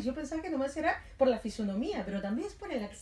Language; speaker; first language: Catalan; non-native, fluent; Spanish